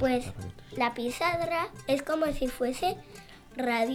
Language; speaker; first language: Spanish; native; Spanish